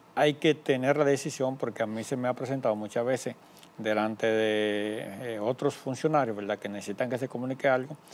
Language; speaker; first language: Spanish; native; Spanish